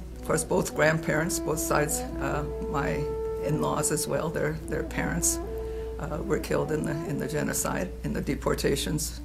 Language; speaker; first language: English; native; English